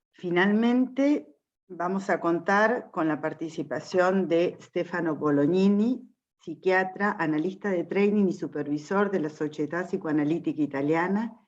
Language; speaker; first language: Spanish; native; Spanish